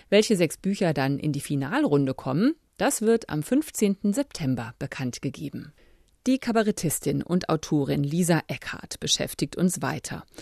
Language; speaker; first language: German; native; German